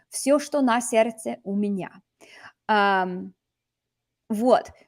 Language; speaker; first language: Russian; non-native, fluent; English